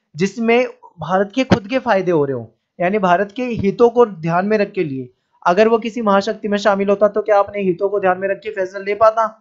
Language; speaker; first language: Hindi; native; Hindi